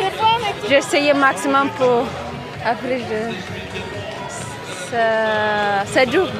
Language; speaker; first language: French; non-native, learner; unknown